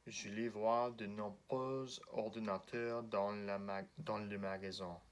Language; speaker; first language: French; non-native, learner; English